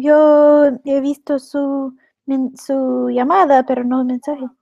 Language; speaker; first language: Spanish; non-native, learner; English